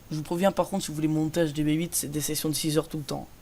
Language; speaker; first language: French; native; French